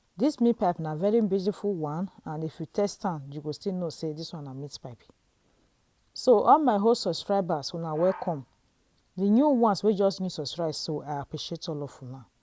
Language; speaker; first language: Nigerian Pidgin; native; Nigerian Pidgin